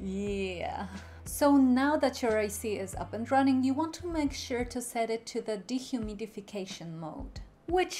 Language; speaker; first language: English; non-native, fluent; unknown